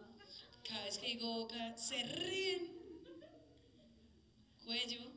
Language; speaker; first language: Spanish; native; Spanish